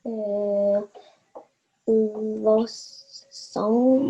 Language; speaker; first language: French; early bilingual, other home language; Chinese